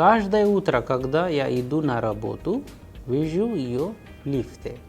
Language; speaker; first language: Russian; non-native, fluent; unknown